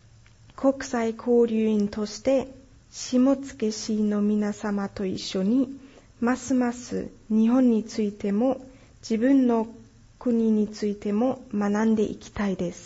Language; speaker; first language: Japanese; non-native, fluent; German